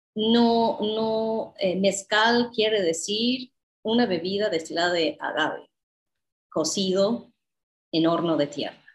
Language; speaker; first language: Spanish; non-native, fluent; English